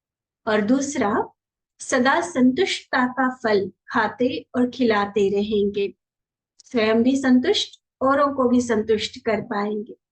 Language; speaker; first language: Hindi; native; Hindi